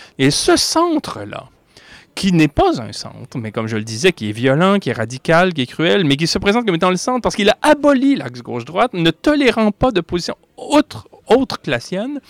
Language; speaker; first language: French; native; French